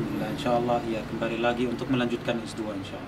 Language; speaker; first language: Indonesian; non-native, fluent; Arabic